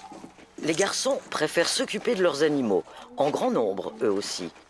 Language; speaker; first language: French; native; French